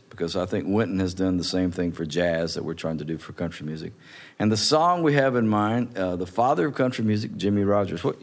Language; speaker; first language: English; native; English